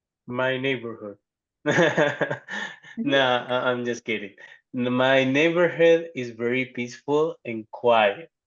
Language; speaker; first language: English; non-native, learner; Spanish